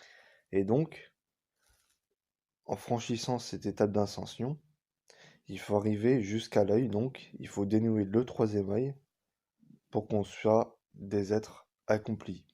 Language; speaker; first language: French; native; French